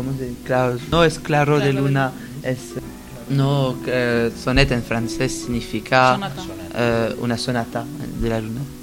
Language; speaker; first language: Spanish; non-native, learner; French